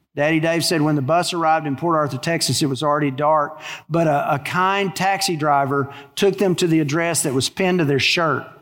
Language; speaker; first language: English; native; English